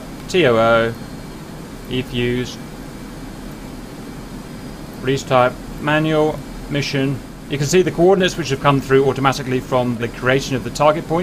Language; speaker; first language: English; native; English